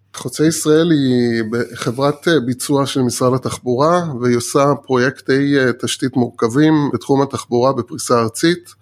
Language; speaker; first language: Hebrew; early bilingual, other home language; Persian